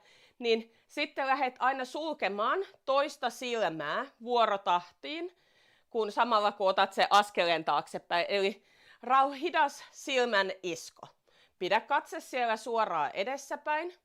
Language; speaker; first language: Finnish; native; Finnish